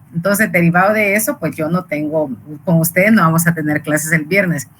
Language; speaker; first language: Spanish; native; Spanish